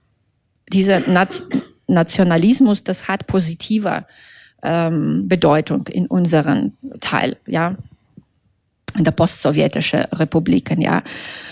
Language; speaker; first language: German; non-native, fluent; Russian